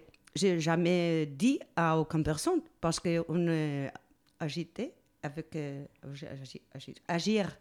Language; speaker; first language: French; non-native, learner; Spanish